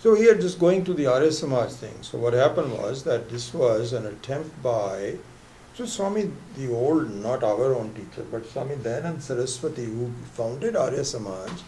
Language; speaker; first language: English; non-native, local second language; Hindi